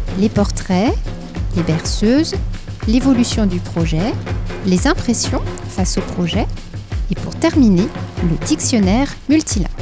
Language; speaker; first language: French; native; French